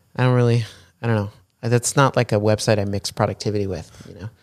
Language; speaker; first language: English; native; English